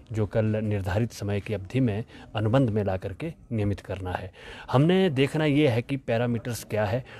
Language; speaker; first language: Hindi; native; Hindi